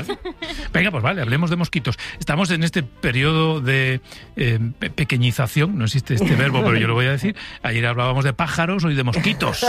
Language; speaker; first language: Spanish; native; Spanish